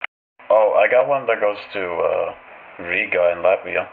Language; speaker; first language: English; native; English